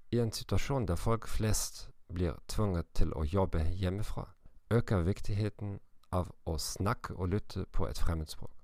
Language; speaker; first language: Norwegian; non-native, learner; German